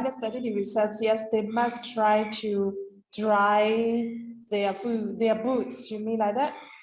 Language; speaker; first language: English; non-native, learner; Burmese